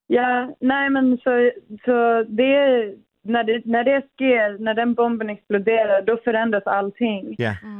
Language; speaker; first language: Swedish; early bilingual, other home language; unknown